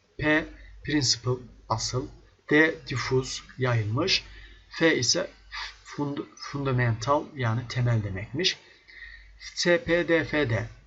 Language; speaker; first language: Turkish; native; Turkish